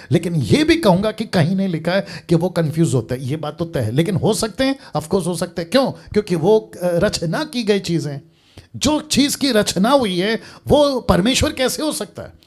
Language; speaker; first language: Hindi; native; Hindi